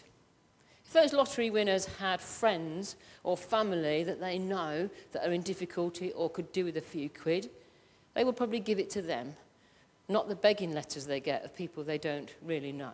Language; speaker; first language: English; native; English